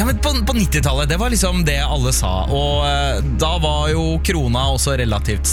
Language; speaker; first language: Norwegian; native; Norwegian